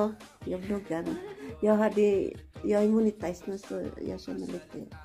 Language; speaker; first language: Swedish; non-native, learner; Filipino